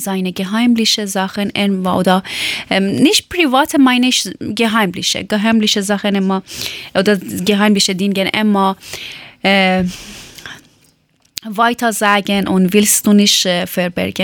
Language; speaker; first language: German; non-native, learner; Persian